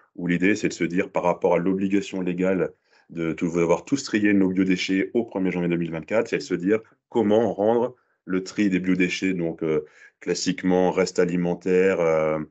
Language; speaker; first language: French; native; French